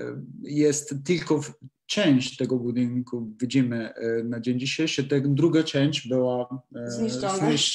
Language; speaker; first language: Polish; non-native, learner; Italian